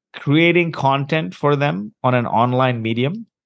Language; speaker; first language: English; early bilingual, heritage; Arabic